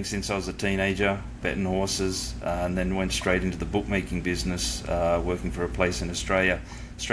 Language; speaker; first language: English; native; English